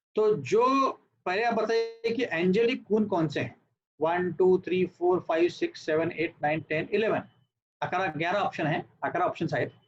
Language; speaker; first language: Hindi; non-native, local second language; Marathi